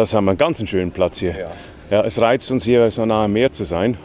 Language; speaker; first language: German; native; German